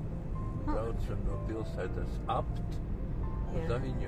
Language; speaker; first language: Latvian; native; Latvian